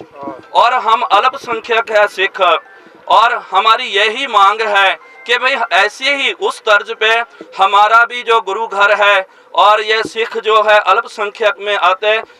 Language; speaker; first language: Hindi; non-native, local second language; Punjabi